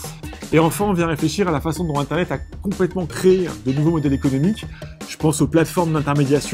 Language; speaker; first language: French; native; French